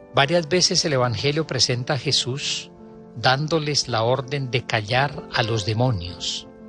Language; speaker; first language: Spanish; native; Spanish